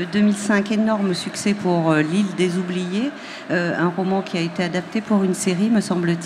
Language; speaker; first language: French; native; French